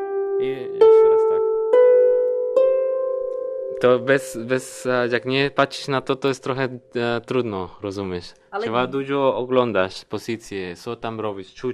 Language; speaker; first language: Polish; non-native, learner; Spanish